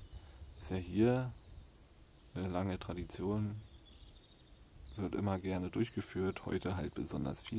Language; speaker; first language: German; native; German